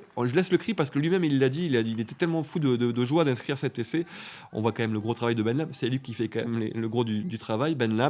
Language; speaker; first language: French; native; French